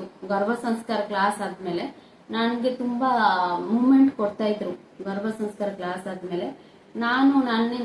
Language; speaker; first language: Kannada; non-native, local second language; Odia